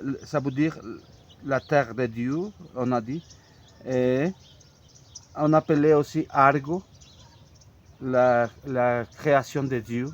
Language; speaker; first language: French; non-native, fluent; Spanish